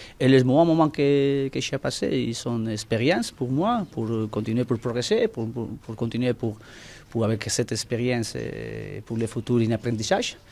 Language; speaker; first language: French; non-native, learner; Spanish